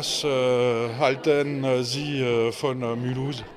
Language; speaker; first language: German; non-native, learner; French